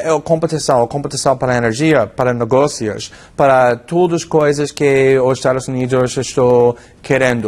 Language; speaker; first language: Portuguese; non-native, fluent; English